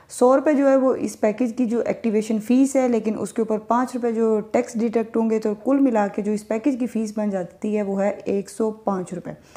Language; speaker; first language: Urdu; non-native, local second language; Punjabi